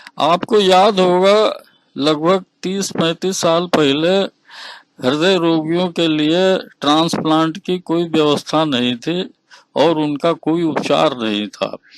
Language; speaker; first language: Hindi; native; Hindi